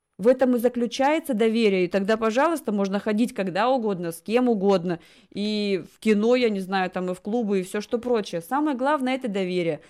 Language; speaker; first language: Russian; native; Russian